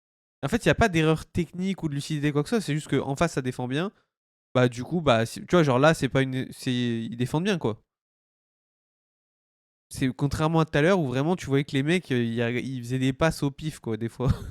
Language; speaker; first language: French; native; French